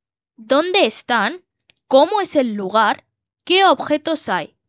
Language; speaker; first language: Spanish; non-native, fluent; Bangla